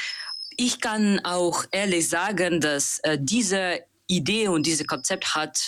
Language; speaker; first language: German; non-native, learner; Russian